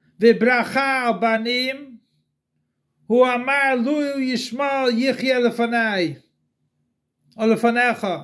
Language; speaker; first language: Hebrew; non-native, fluent; English